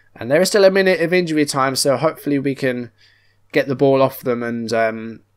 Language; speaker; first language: English; native; English